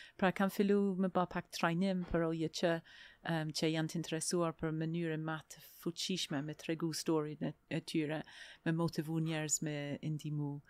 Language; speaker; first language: Albanian; non-native, fluent; English